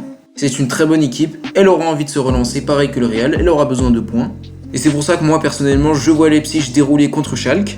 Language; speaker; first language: French; native; French